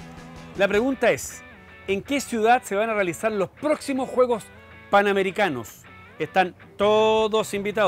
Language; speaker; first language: Spanish; native; Spanish